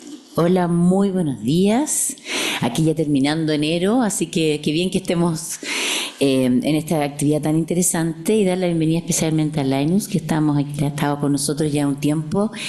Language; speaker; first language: Spanish; native; Spanish